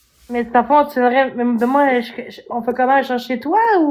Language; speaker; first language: French; native; French